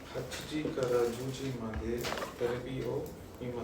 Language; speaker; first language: Japanese; non-native, learner; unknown